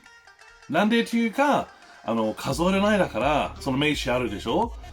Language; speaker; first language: Japanese; non-native, learner; English